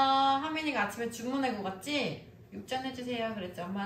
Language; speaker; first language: Korean; native; Korean